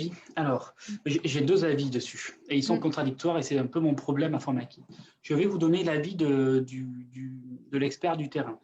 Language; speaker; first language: French; native; French